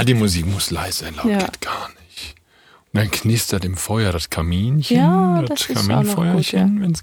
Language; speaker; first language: German; native; German